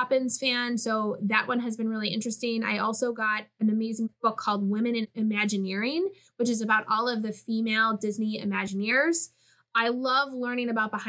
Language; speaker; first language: English; native; English